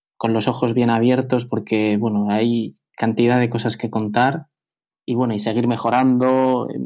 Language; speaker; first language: Spanish; native; Spanish